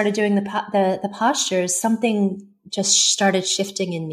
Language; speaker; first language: English; early bilingual, other home language; Chinese